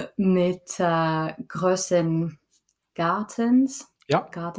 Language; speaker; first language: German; non-native, learner; English